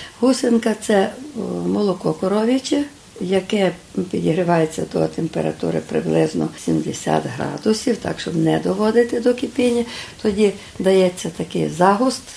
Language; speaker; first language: Ukrainian; native; Ukrainian